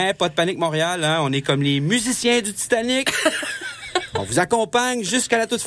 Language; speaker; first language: French; native; French